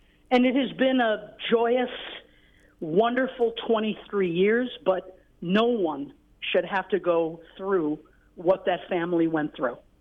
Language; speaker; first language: English; native; English